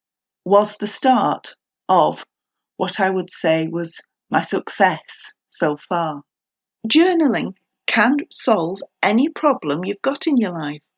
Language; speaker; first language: English; native; English